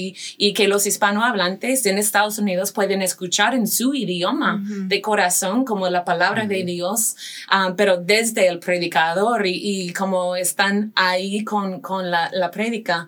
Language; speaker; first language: Spanish; non-native, fluent; English